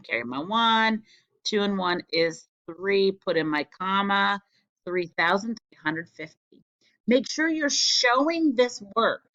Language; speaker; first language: English; native; English